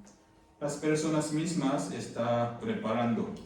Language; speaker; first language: Spanish; non-native, fluent; Korean